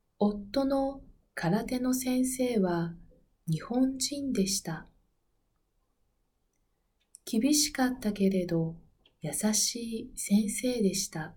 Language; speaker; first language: Japanese; non-native, learner; Spanish